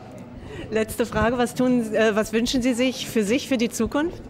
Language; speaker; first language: German; native; German